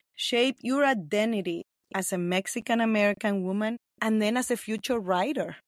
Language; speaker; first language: English; non-native, fluent; Spanish